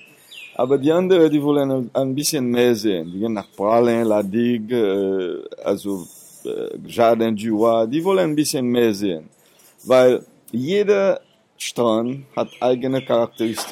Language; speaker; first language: German; non-native, fluent; Seselwa Creole French